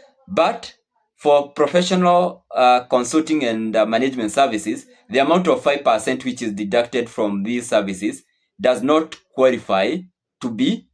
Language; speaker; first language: English; non-native, local second language; Swahili